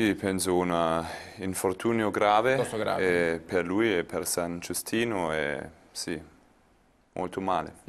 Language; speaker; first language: Italian; non-native, learner; German